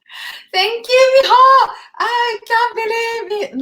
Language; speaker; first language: English; non-native, learner; Japanese